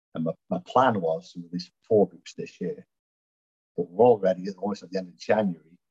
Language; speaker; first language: English; native; English